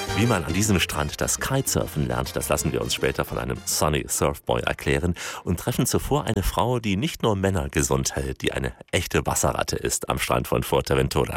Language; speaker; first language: German; native; German